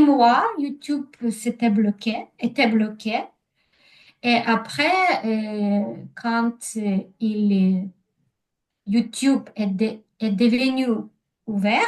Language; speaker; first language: French; non-native, learner; Ukrainian